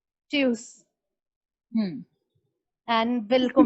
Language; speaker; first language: German; non-native, learner; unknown